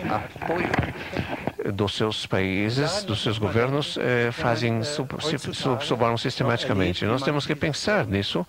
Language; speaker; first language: Portuguese; non-native, fluent; German